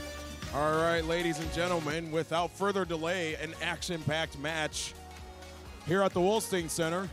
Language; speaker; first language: English; native; English